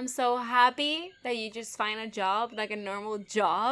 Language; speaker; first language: English; non-native, local second language; Spanish